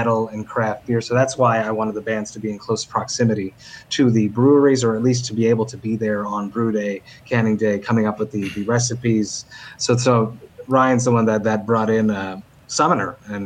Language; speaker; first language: English; native; English